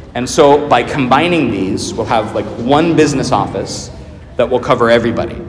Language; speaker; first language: English; native; English